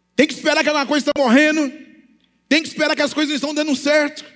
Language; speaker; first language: Portuguese; native; Portuguese